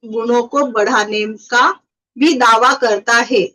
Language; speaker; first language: Hindi; non-native, local second language; Marathi